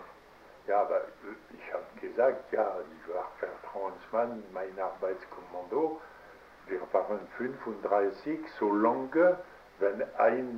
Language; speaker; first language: German; non-native, learner; French